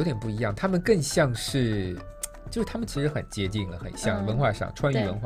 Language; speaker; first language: Chinese; native; Chinese